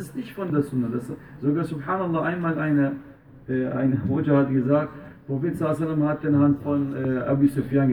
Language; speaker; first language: German; non-native, fluent; Arabic